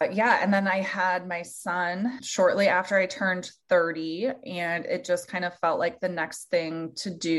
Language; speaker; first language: English; native; English